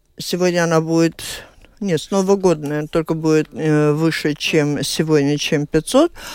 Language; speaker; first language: Russian; native; Russian